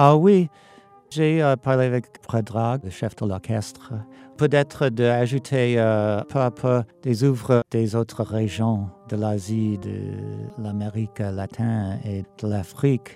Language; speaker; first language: French; non-native, fluent; English